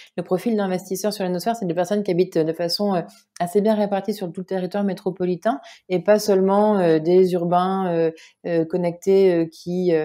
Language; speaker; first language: French; native; French